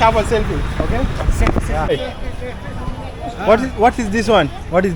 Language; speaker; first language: English; non-native, fluent; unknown